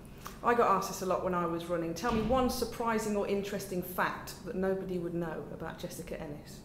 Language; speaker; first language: English; native; English